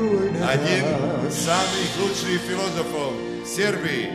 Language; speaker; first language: Russian; non-native, learner; Serbian